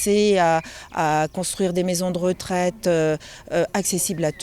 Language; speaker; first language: French; native; French